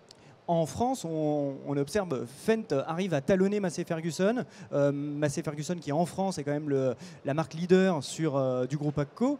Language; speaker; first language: French; native; French